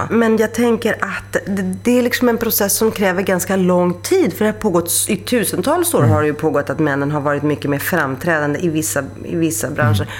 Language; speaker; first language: Swedish; early bilingual, other home language; Greek